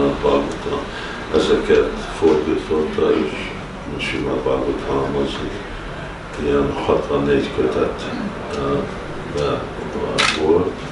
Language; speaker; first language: Hungarian; early bilingual, heritage; Hungarian